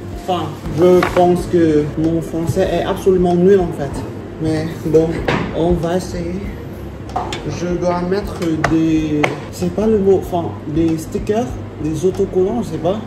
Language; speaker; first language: French; non-native, learner; Vietnamese